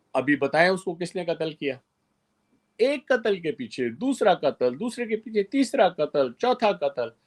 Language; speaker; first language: Urdu; non-native, local second language; Sindhi